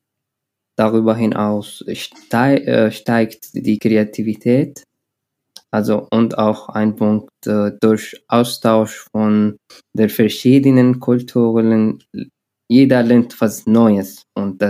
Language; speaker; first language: German; non-native, learner; Arabic